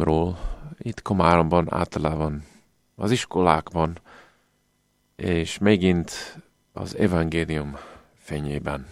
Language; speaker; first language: Hungarian; non-native, fluent; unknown